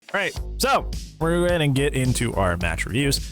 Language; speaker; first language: English; native; English